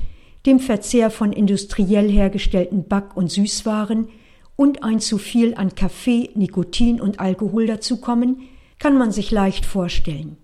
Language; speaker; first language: German; native; German